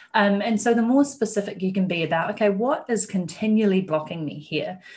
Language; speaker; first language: English; native; English